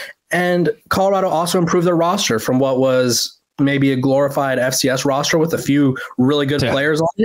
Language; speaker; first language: English; native; English